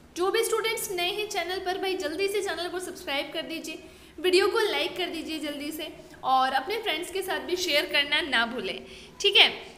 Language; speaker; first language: Hindi; native; Hindi